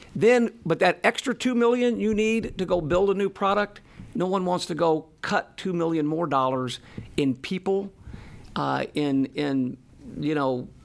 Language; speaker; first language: English; native; English